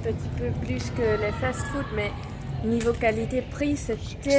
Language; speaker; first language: French; non-native, fluent; Dutch